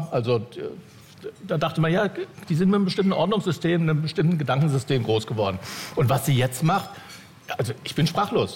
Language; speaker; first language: German; native; German